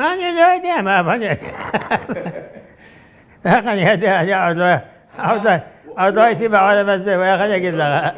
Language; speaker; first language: Hebrew; non-native, fluent; Arabic